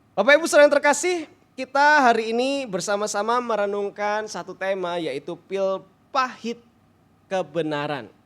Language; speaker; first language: Indonesian; native; Indonesian